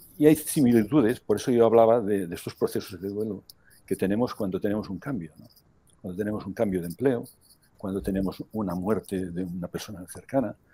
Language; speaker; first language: Spanish; native; Spanish